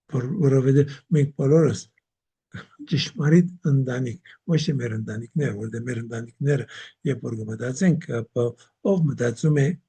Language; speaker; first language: Armenian; native; Armenian